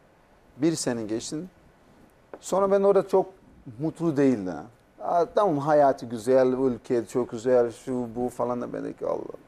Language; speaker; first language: Turkish; non-native, learner; Portuguese